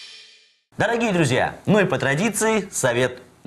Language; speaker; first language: Russian; native; Russian